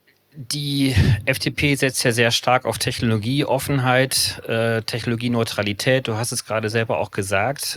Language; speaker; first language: German; native; German